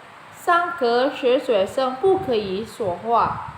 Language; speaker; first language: Chinese; non-native, fluent; Indonesian